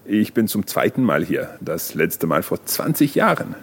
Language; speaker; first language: German; non-native, learner; English